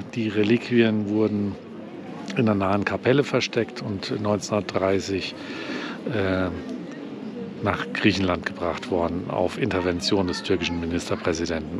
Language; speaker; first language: German; native; German